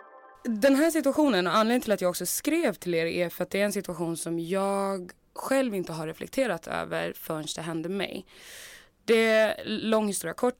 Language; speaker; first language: Swedish; native; Swedish